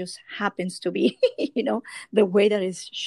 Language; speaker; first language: English; non-native, fluent; Spanish